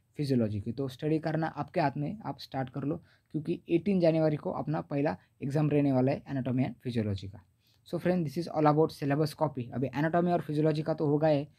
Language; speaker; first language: Hindi; non-native, local second language; Marathi